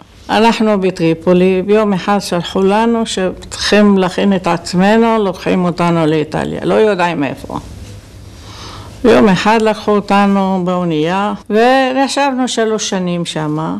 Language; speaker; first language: Hebrew; non-native, local second language; Arabic